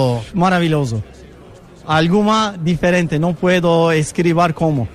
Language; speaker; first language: Spanish; non-native, learner; Turkish